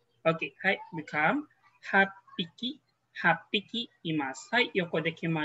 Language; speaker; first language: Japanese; non-native, fluent; Filipino